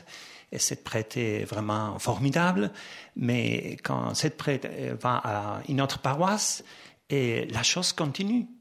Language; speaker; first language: French; non-native, fluent; Spanish